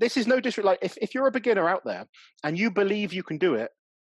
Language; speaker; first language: English; native; English